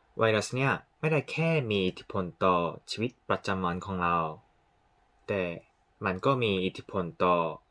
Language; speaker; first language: Thai; non-native, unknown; Korean